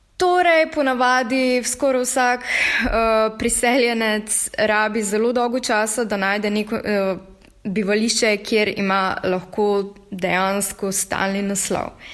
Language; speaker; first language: Slovenian; native; Slovenian